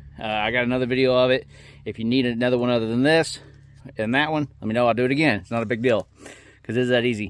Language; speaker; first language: English; native; English